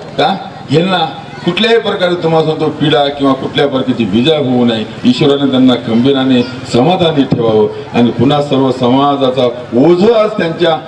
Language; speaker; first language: Marathi; non-native, local second language; Lambadi